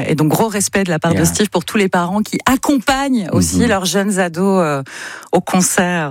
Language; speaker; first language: French; native; French